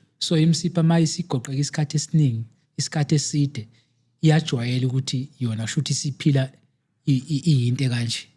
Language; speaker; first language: Zulu; native; Zulu